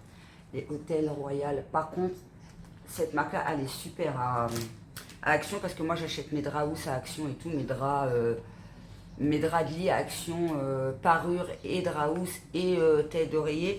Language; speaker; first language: French; native; French